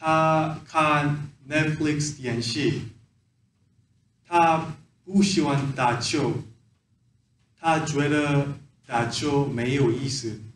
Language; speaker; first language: Chinese; non-native, learner; Korean